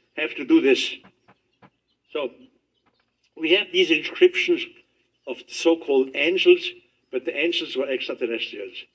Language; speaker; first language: English; non-native, fluent; German